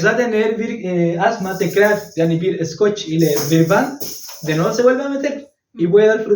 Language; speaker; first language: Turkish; non-native, learner; Spanish